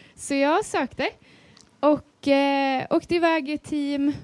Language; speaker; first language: Swedish; native; Swedish